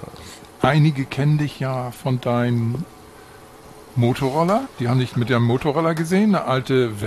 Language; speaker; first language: German; native; German